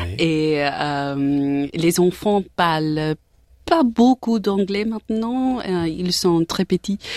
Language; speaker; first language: French; non-native, learner; English